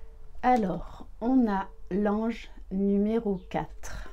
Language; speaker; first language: French; native; French